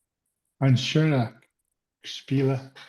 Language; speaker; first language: German; non-native, learner; English